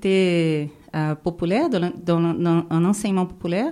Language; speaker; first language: French; non-native, fluent; Portuguese